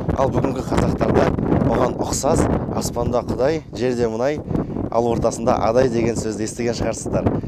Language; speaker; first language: Kazakh; native; Kazakh